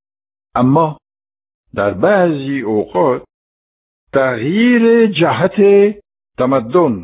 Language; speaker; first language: Persian; non-native, fluent; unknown